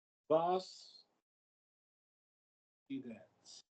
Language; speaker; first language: Spanish; non-native, learner; English